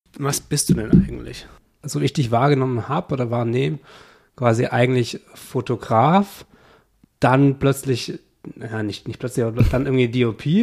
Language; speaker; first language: German; native; German